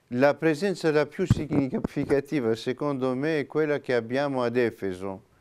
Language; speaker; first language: Italian; non-native, fluent; Turkish